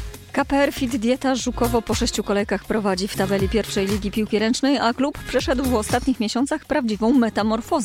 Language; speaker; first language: Polish; native; Polish